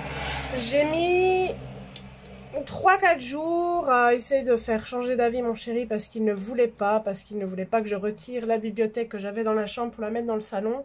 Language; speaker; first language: French; native; French